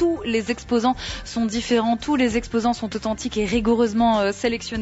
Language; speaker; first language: French; native; French